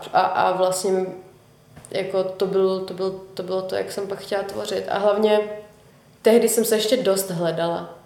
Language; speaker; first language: Czech; non-native, local second language; Russian